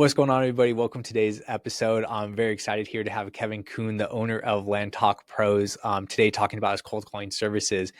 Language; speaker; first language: English; native; English